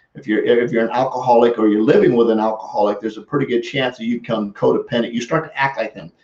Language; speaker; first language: English; native; English